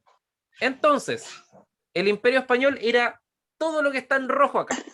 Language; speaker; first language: Spanish; native; Spanish